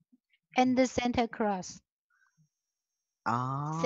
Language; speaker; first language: English; non-native, learner; Chinese